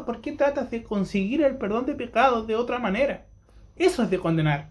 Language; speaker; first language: Spanish; native; Spanish